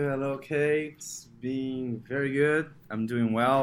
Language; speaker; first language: English; non-native, fluent; Portuguese